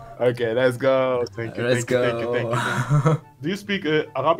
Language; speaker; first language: English; non-native, learner; German